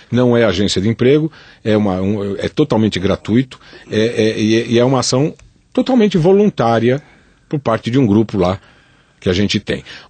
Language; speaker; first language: Portuguese; native; Portuguese